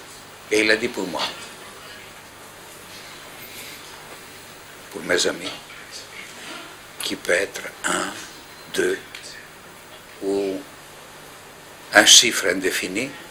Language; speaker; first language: French; non-native, fluent; Greek